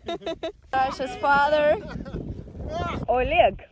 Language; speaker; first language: English; non-native, learner; Russian